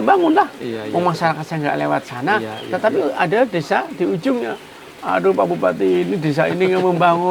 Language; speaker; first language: Indonesian; native; Indonesian